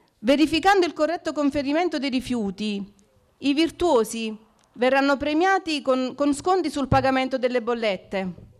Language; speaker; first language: Italian; native; Italian